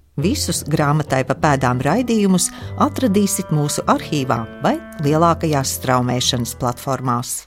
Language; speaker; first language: Latvian; native; Latvian